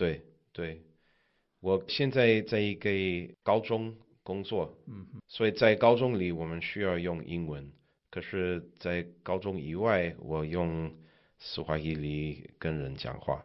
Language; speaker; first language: Chinese; non-native, learner; English